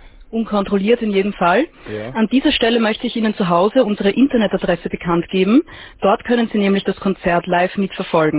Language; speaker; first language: German; native; German